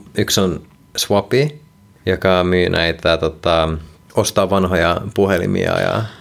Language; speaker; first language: Finnish; non-native, local second language; Swedish